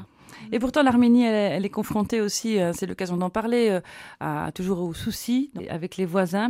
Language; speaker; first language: French; native; French